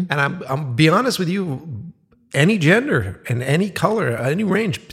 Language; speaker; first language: English; native; English